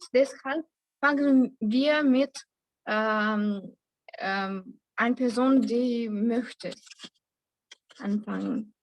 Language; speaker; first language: German; non-native, learner; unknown